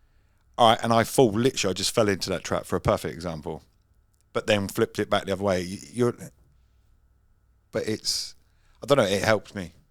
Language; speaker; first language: English; native; English